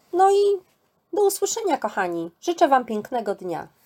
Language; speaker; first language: Polish; native; Polish